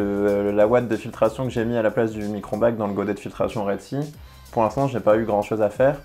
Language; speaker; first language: French; native; French